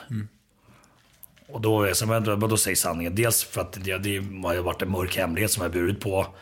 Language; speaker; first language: Swedish; early bilingual, other home language; Finnish